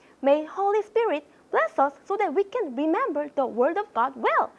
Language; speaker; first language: English; non-native, fluent; Korean